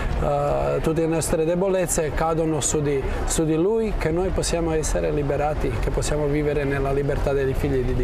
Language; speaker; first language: Italian; non-native, fluent; Croatian